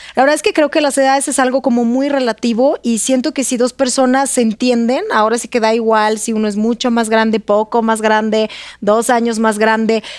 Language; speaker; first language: Spanish; non-native, fluent; Russian